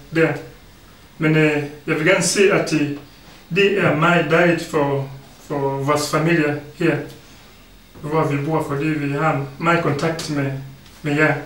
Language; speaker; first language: Danish; non-native, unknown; Swahili